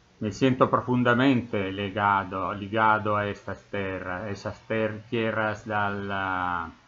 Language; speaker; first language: Spanish; non-native, fluent; Italian